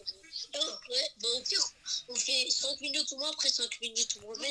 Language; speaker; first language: French; native; French